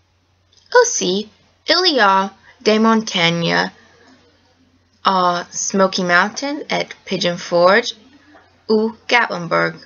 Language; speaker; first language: French; non-native, learner; English